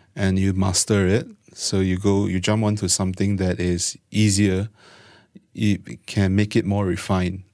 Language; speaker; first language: English; non-native, local second language; Chinese